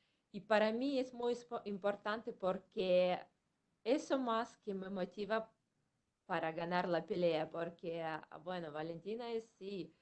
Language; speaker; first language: Spanish; non-native, fluent; Russian